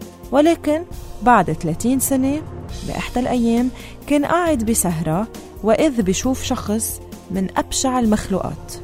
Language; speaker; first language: Arabic; native; Arabic